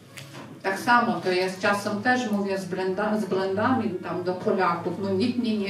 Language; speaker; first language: Polish; non-native, fluent; Ukrainian